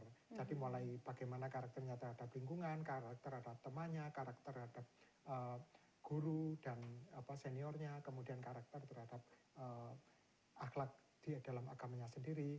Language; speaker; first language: Indonesian; native; Indonesian